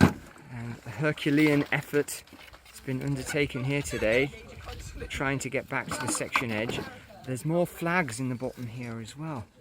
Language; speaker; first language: English; native; English